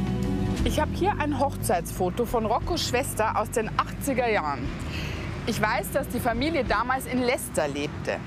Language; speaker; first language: German; native; German